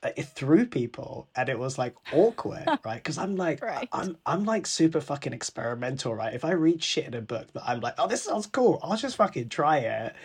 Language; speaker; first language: English; native; English